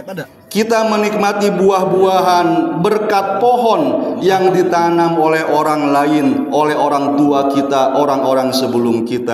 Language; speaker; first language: Indonesian; native; Indonesian